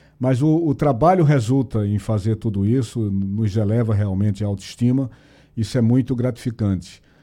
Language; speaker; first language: Portuguese; native; Portuguese